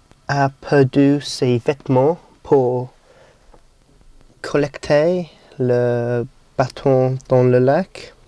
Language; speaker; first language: French; non-native, learner; English